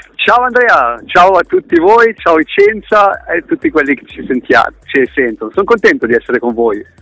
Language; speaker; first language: Italian; early bilingual, heritage; Italian